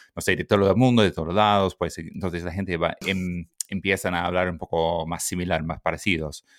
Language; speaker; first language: Spanish; non-native, fluent; English